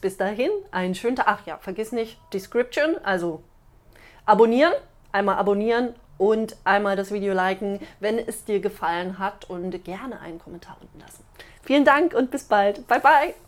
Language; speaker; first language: German; native; German